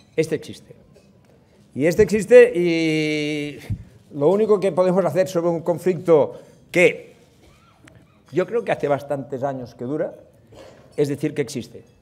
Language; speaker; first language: Spanish; non-native, local second language; Catalan